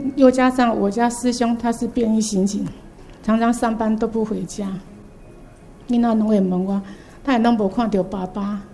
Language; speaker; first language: Chinese; native; Chinese